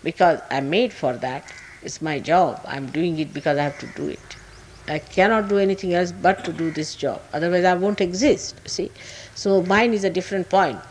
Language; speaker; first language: English; non-native, local second language; Marathi